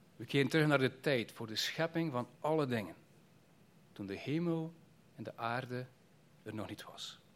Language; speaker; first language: Dutch; native; Dutch